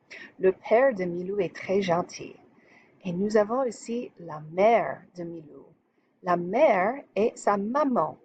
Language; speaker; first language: French; non-native, fluent; English